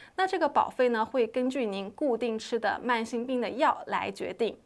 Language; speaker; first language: Chinese; native; Chinese